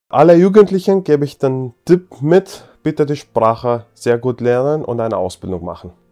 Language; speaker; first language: German; non-native, fluent; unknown